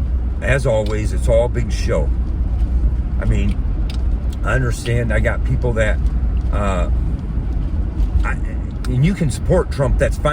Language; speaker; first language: English; native; English